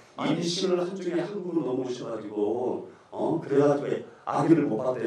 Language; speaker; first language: Korean; native; Korean